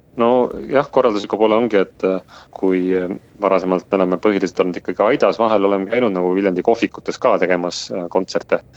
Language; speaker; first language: Estonian; native; Estonian